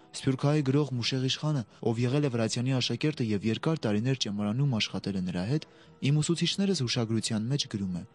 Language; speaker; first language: Armenian; native; Armenian